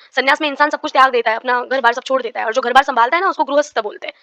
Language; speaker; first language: Hindi; non-native, local second language; Marathi